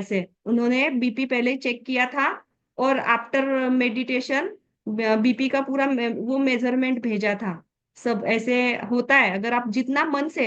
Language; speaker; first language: Hindi; native; Hindi